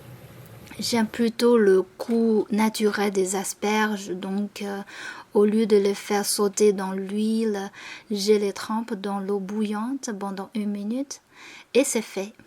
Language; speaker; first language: French; non-native, fluent; Chinese